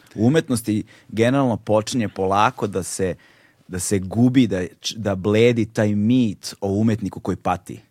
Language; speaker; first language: Serbian; native; Serbian